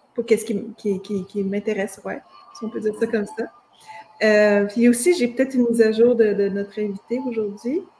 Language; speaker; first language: French; native; French